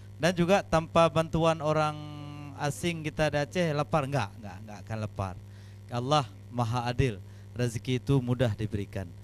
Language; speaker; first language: Malay; non-native, local second language; Achinese